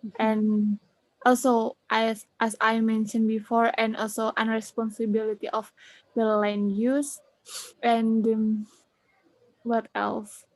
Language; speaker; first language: English; non-native, learner; Indonesian